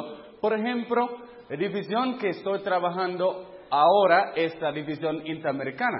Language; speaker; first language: Spanish; non-native, fluent; English